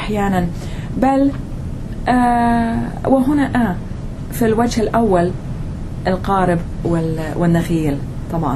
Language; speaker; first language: Arabic; non-native, fluent; English